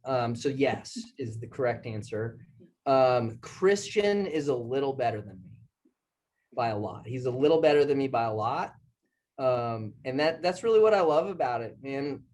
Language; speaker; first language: English; native; English